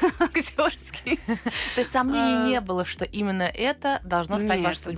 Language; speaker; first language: Russian; native; Russian